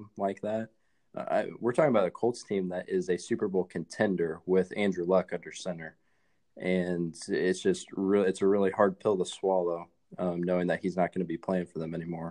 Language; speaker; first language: English; native; English